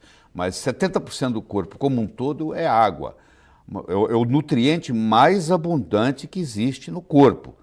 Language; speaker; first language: Portuguese; native; Portuguese